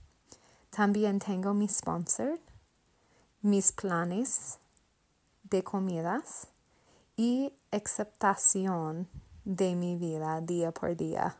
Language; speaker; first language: Spanish; non-native, learner; English